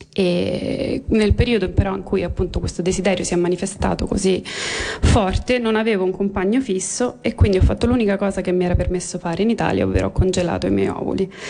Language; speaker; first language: Italian; native; Italian